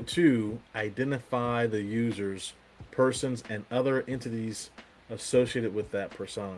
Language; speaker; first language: English; native; English